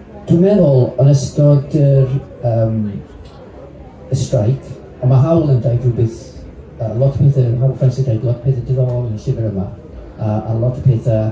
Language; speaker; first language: Welsh; non-native, local second language; English